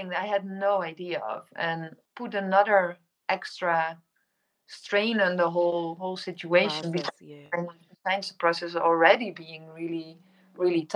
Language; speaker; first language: English; non-native, fluent; Dutch